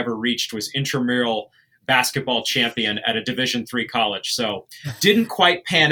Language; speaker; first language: English; native; English